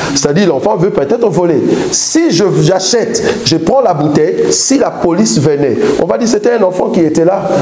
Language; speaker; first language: French; non-native, local second language; Lingala